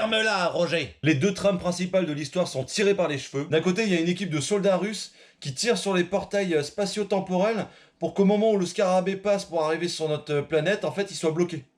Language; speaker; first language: French; native; French